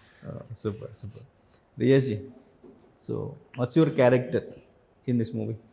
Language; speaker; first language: Telugu; native; Telugu